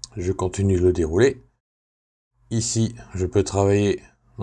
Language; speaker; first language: French; native; French